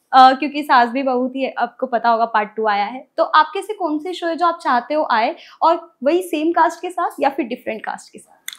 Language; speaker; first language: Hindi; native; Hindi